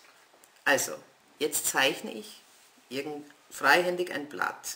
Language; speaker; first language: German; non-native, fluent; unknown